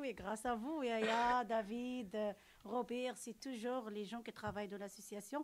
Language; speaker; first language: French; non-native, local second language; Arabic